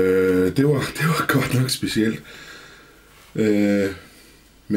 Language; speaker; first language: Danish; native; Danish